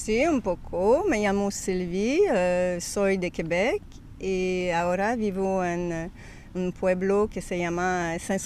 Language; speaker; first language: Spanish; non-native, learner; French